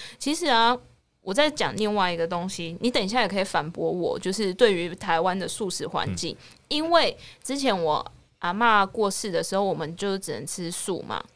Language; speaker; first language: Chinese; native; Chinese